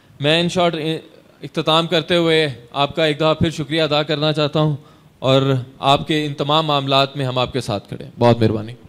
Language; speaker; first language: Urdu; non-native, local second language; Punjabi